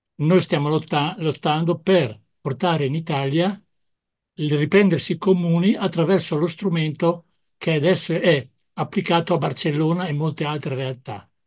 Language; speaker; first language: Italian; native; Italian